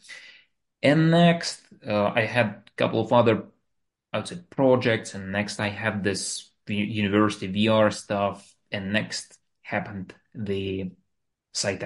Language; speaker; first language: English; non-native, fluent; Russian